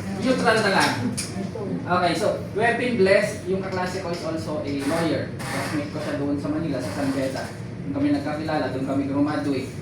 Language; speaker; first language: Filipino; non-native, local second language; Iloko